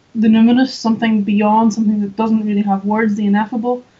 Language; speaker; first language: English; native; English